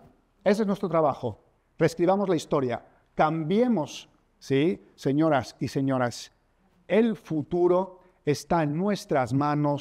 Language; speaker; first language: Spanish; native; Spanish